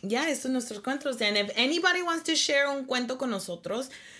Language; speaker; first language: Spanish; early bilingual, heritage; Spanish